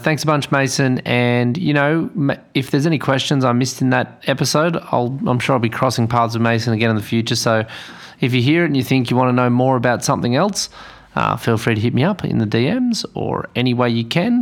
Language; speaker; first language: English; native; English